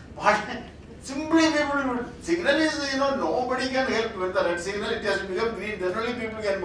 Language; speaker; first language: English; non-native, local second language; Malayalam